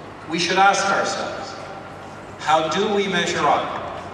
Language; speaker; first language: English; native; English